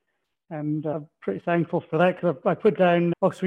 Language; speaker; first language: English; native; English